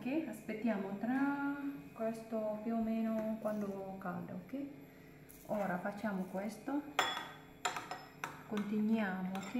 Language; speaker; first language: Italian; non-native, learner; Indonesian